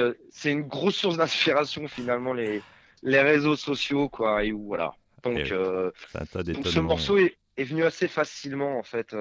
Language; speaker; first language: French; native; French